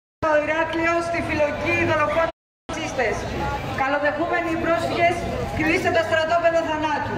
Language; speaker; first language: Greek; native; Greek